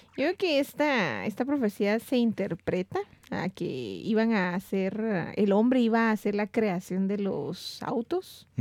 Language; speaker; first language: Spanish; native; Spanish